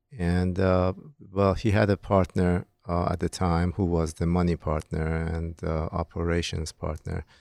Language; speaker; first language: English; non-native, fluent; Persian